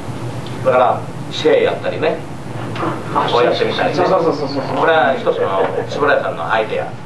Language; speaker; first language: Japanese; native; Japanese